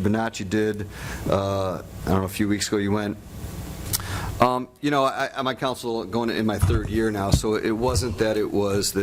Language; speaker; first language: English; native; English